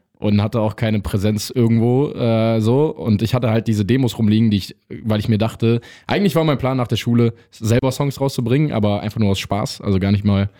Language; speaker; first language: German; native; German